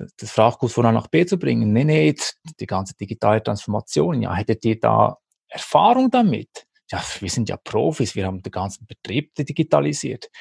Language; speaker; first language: German; early bilingual, other home language; Greek